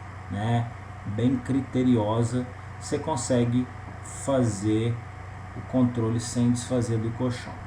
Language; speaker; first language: Portuguese; native; Portuguese